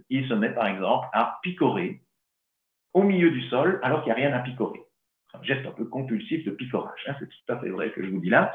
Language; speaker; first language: French; native; French